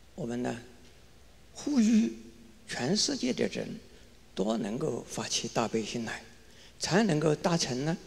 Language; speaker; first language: Chinese; native; Chinese